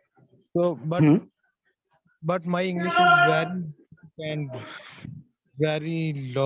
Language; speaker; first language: English; non-native, learner; Urdu